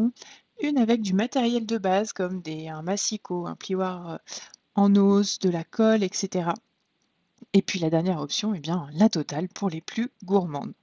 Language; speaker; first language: French; native; French